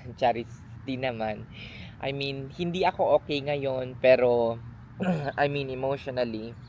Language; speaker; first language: Filipino; native; Filipino